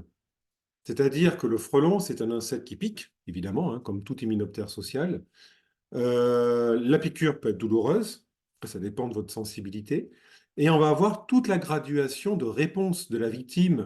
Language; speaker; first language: French; native; French